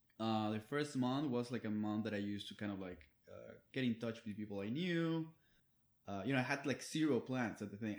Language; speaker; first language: English; non-native, fluent; Spanish